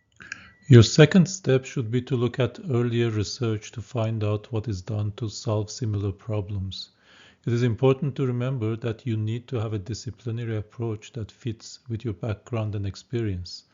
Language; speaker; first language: English; non-native, fluent; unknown